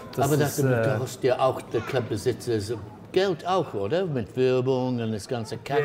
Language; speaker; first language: German; non-native, learner; English